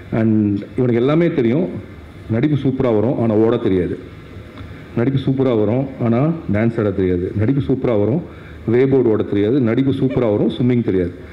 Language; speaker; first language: Tamil; native; Tamil